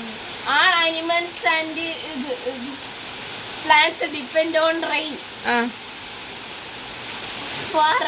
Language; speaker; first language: English; non-native, learner; Malayalam